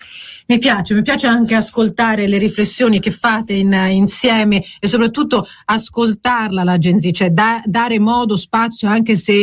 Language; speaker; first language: Italian; native; Italian